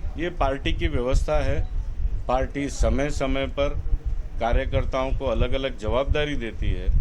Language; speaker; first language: Hindi; non-native, local second language; Gujarati